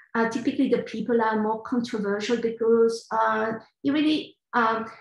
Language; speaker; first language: English; non-native, fluent; French